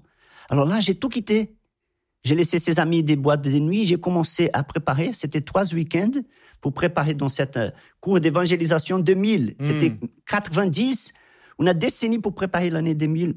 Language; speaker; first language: French; non-native, fluent; Portuguese